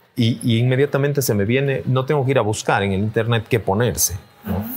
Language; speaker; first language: Spanish; native; Spanish